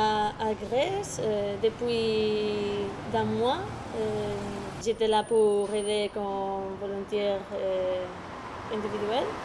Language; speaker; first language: French; non-native, fluent; Spanish